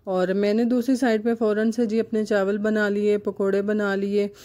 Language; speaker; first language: Urdu; non-native, local second language; Punjabi